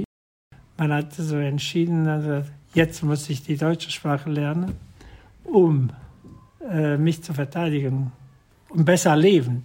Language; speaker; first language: German; non-native, fluent; Italian